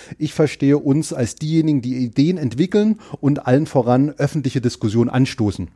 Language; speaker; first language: German; native; German